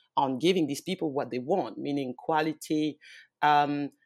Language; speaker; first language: English; early bilingual, heritage; French